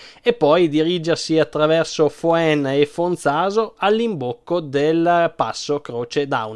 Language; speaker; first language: Italian; native; Italian